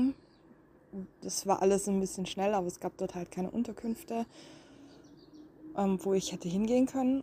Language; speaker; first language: German; native; German